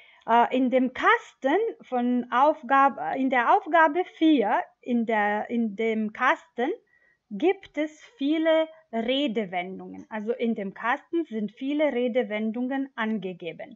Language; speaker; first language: German; non-native, fluent; Macedonian